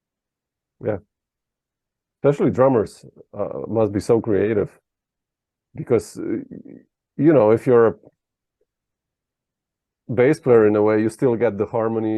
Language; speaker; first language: English; non-native, fluent; Slovenian